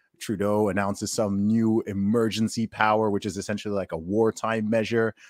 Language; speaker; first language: English; native; English